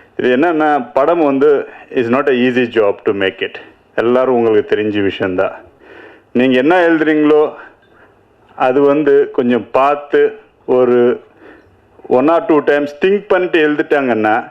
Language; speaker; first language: Tamil; non-native, learner; Telugu